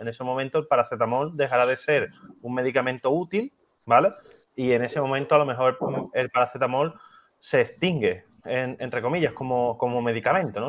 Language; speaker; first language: Spanish; native; Spanish